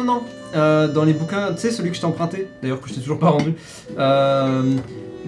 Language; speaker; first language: French; native; French